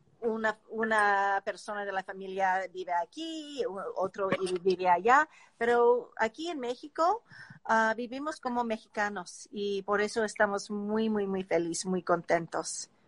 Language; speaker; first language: Spanish; non-native, learner; English